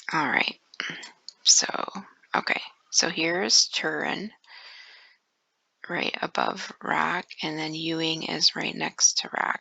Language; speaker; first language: English; native; English